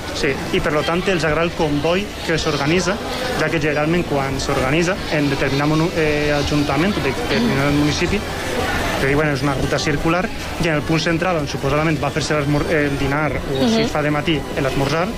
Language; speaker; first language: Catalan; native; Catalan